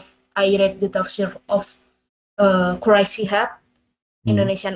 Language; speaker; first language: English; non-native, learner; Indonesian